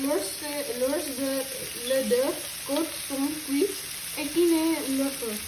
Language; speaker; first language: French; non-native, learner; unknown